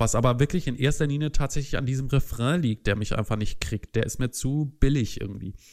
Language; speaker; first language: German; native; German